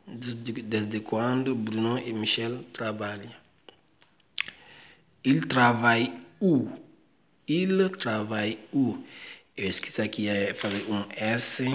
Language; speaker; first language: Portuguese; non-native, fluent; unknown